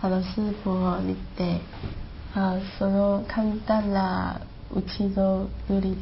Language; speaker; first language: Japanese; non-native, learner; Chinese